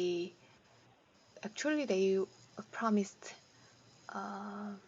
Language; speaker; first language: English; non-native, learner; Korean